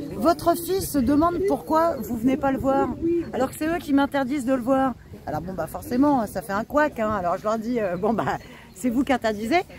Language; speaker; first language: French; native; French